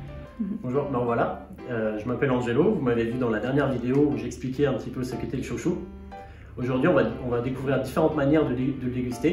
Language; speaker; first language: French; native; French